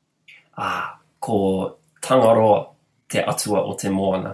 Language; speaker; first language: Māori; non-native, learner; English